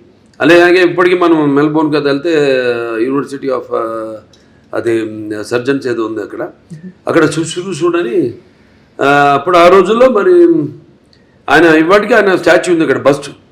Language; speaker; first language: Telugu; native; Telugu